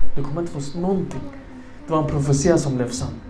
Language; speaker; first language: Swedish; non-native, fluent; Arabic